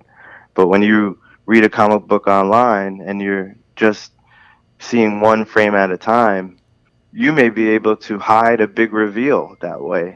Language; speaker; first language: English; native; English